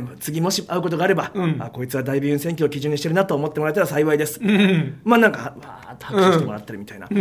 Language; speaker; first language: Japanese; native; Japanese